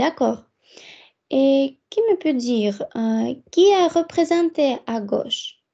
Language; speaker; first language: French; non-native, fluent; Russian